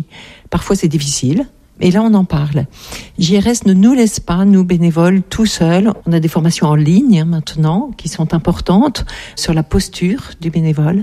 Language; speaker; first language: French; native; French